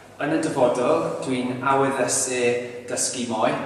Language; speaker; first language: Welsh; non-native, learner; English